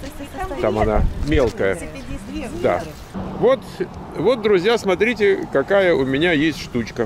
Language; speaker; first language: Russian; native; Russian